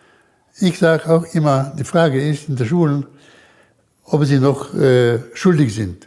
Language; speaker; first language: German; early bilingual, heritage; German